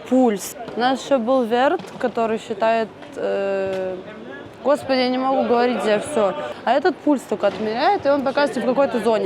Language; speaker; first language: Russian; native; Russian